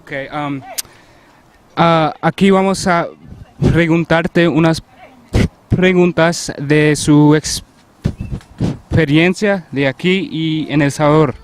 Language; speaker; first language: Spanish; early bilingual, heritage; Spanish